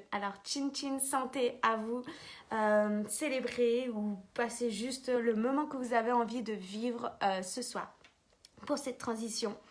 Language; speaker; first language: French; native; French